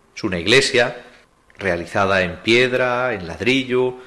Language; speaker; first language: Spanish; native; Spanish